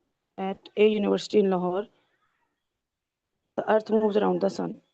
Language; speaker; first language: English; non-native, learner; Urdu